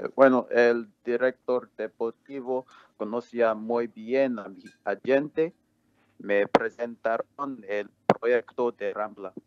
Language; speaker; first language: Spanish; non-native, learner; English